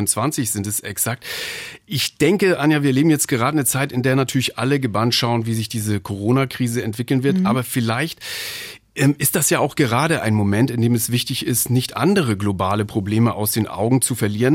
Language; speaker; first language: German; native; German